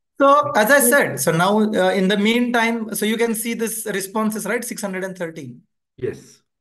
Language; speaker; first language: English; non-native, local second language; Hindi